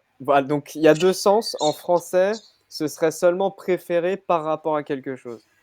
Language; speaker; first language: French; native; French